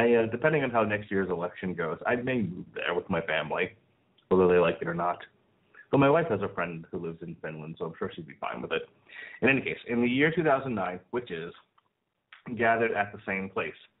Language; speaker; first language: English; native; English